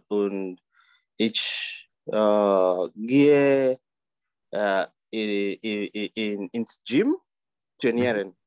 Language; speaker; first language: German; non-native, learner; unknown